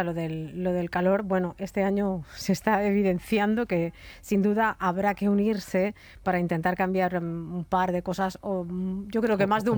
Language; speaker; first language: Spanish; native; Spanish